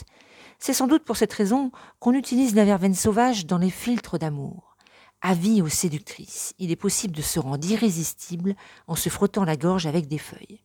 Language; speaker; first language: French; native; French